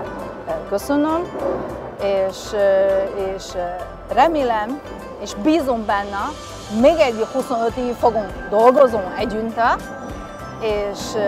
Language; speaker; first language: Hungarian; non-native, learner; Chinese